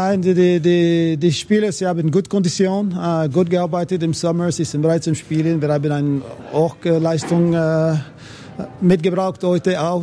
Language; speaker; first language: German; non-native, fluent; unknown